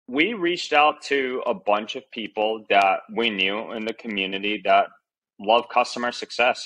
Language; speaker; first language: English; early bilingual, other home language; Chinese